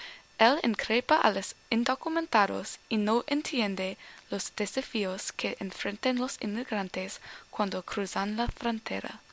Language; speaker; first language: Spanish; non-native, learner; English